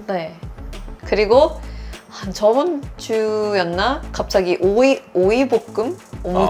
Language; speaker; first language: Korean; non-native, fluent; Swedish